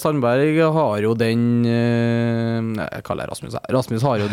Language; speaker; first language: Norwegian; native; Norwegian